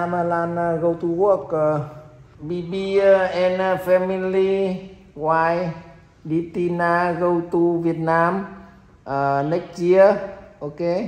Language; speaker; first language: English; non-native, learner; Vietnamese